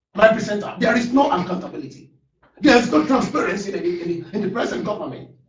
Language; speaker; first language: English; non-native, local second language; Yoruba